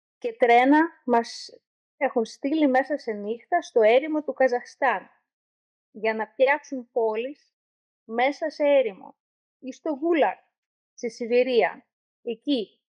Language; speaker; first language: Greek; non-native, learner; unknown